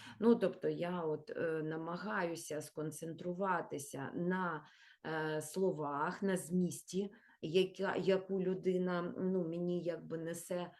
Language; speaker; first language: Ukrainian; non-native, local second language; Russian